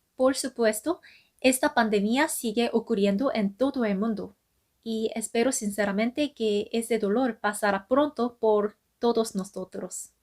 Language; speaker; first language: Spanish; non-native, fluent; Korean